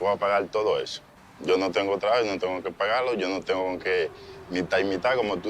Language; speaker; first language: Spanish; native; Spanish